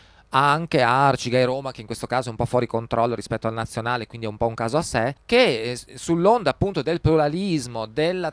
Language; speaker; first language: Italian; native; Italian